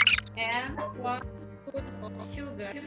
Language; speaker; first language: English; non-native, learner; Indonesian